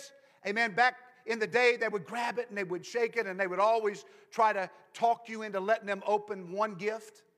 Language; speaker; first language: English; native; English